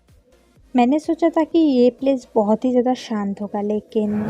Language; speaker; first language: Hindi; non-native, local second language; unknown